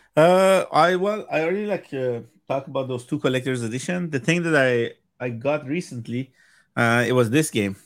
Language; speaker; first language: English; non-native, fluent; Persian